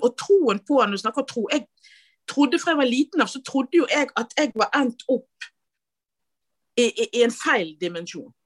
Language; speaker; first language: Norwegian; native; Norwegian